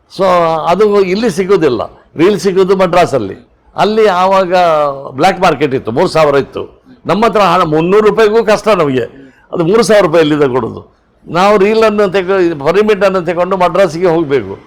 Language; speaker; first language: Kannada; non-native, local second language; Konkani